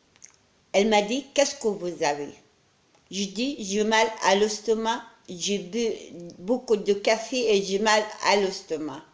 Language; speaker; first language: French; non-native, learner; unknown